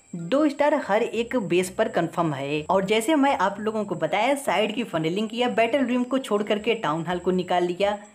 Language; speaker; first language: Hindi; native; Hindi